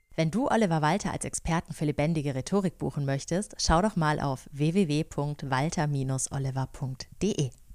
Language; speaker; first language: German; native; German